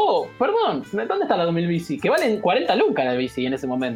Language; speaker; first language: Spanish; native; Spanish